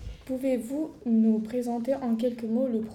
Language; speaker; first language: French; native; French